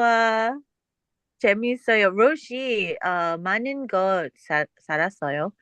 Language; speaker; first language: Korean; non-native, learner; English